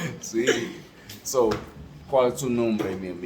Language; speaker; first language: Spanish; non-native, learner; English